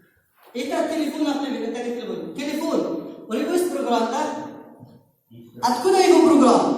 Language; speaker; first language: Russian; non-native, learner; Arabic